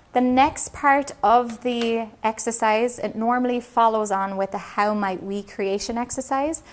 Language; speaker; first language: English; native; English